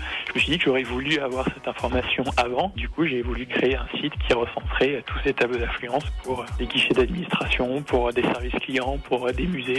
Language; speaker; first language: French; native; French